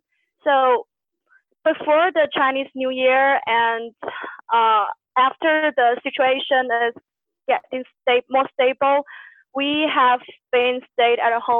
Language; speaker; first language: English; non-native, fluent; Chinese